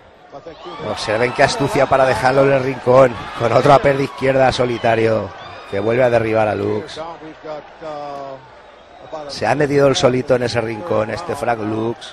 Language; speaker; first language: Spanish; native; Spanish